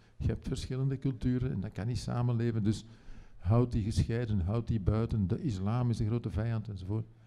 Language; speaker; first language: Dutch; native; Dutch